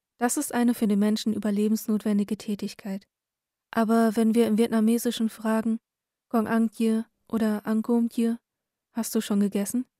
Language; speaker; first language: German; early bilingual, other home language; Vietnamese